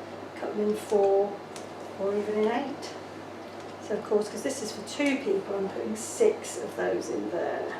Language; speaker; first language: English; native; English